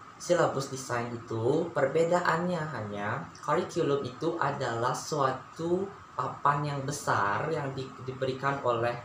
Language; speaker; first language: Indonesian; non-native, local second language; Balinese